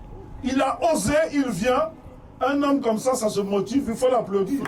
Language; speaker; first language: French; non-native, local second language; Kongo